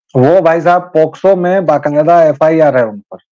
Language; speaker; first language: Hindi; native; Hindi